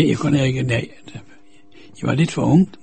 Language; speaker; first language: Danish; non-native, fluent; Dutch